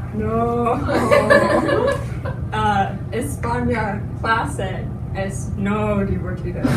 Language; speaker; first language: Spanish; non-native, learner; English